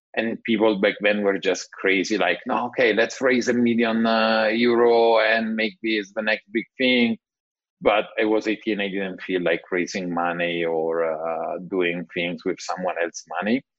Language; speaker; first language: English; non-native, fluent; Italian